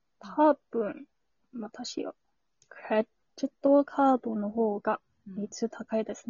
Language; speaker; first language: Japanese; non-native, learner; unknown